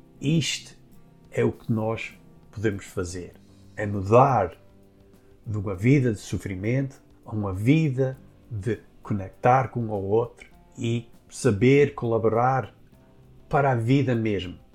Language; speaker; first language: Portuguese; early bilingual, heritage; Portuguese